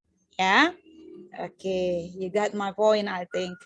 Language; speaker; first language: English; non-native, fluent; Indonesian